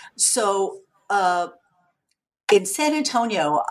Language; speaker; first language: English; native; English